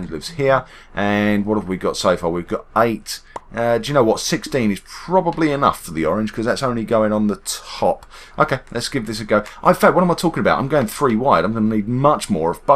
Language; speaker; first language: English; native; English